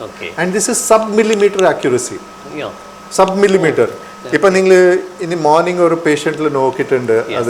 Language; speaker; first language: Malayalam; non-native, local second language; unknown